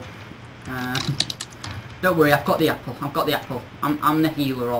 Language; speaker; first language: English; native; English